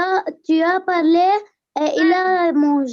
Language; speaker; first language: French; non-native, learner; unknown